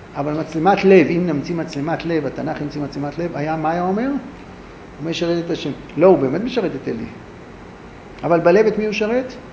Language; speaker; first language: Hebrew; native; Hebrew